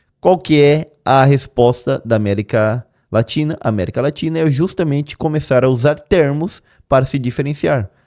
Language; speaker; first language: Portuguese; native; Portuguese